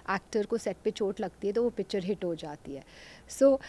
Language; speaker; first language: Hindi; native; Hindi